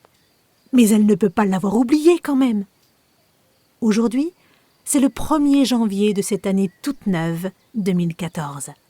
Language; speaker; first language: French; native; French